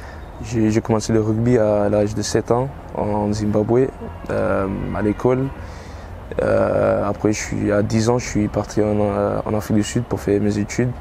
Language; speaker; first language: French; non-native, learner; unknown